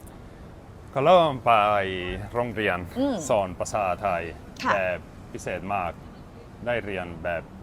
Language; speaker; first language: Thai; non-native, learner; Spanish